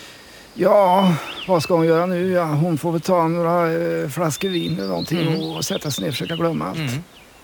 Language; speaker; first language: Swedish; native; Swedish